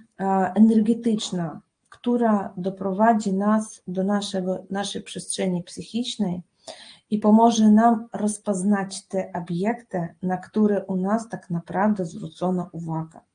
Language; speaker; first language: Polish; non-native, fluent; Russian